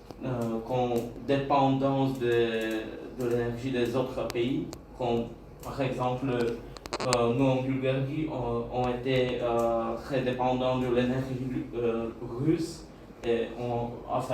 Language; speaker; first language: French; non-native, learner; Bulgarian